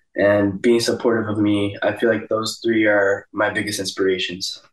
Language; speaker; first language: English; early bilingual, other home language; Portuguese